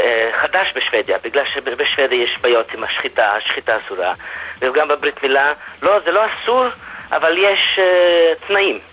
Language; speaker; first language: Hebrew; non-native, fluent; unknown